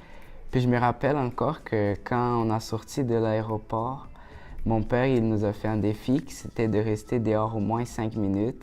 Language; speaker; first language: French; early bilingual, other home language; Portuguese